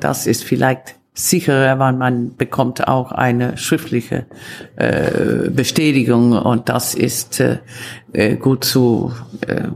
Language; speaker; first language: German; non-native, fluent; Italian